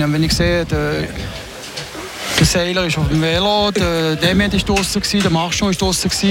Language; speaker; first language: German; native; German